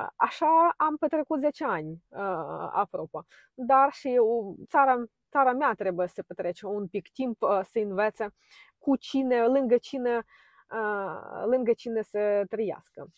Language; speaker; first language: Romanian; non-native, fluent; Ukrainian